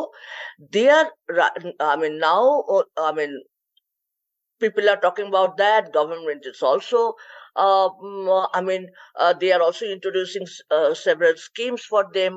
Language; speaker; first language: English; non-native, local second language; Bangla